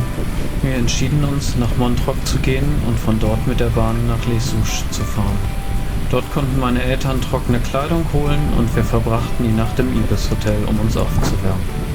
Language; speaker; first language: German; native; German